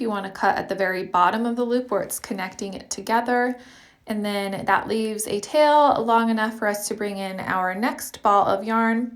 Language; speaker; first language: English; native; English